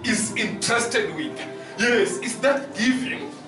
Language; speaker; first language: English; non-native, local second language; Swahili